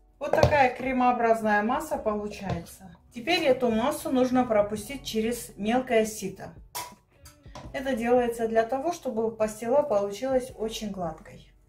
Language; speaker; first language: Russian; non-native, local second language; Armenian